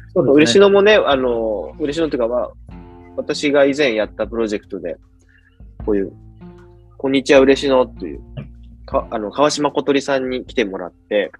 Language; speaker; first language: Japanese; native; Japanese